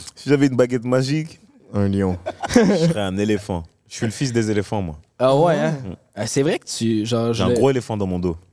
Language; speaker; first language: French; native; French